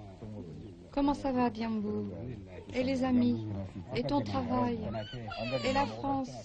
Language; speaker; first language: French; native; French